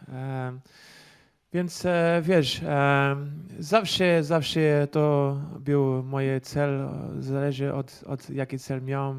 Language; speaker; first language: Polish; non-native, learner; Portuguese